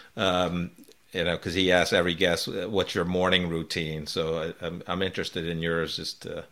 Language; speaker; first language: English; native; English